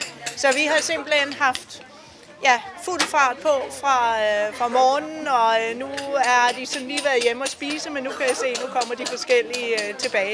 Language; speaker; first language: Danish; native; Danish